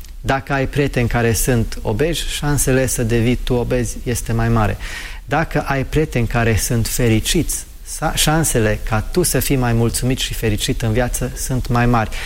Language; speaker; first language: Romanian; non-native, fluent; English